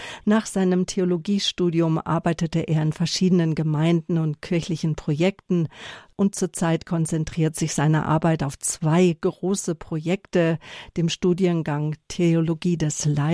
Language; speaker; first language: German; native; German